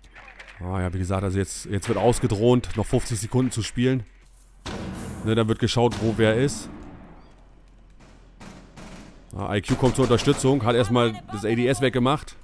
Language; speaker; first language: German; native; German